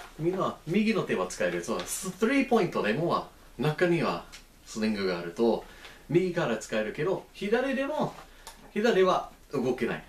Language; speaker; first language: Japanese; non-native, learner; English